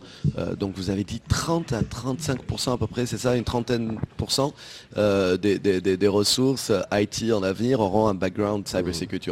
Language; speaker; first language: French; non-native, local second language; Arabic